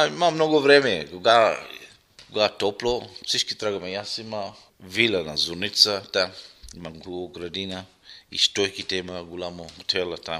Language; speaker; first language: Bulgarian; non-native, local second language; Arabic